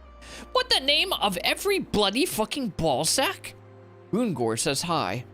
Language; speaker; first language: English; native; English